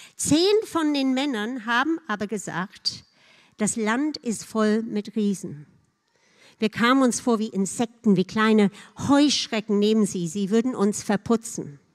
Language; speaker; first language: German; non-native, fluent; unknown